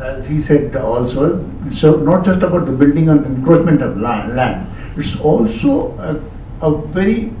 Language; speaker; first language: English; non-native, local second language; Hindi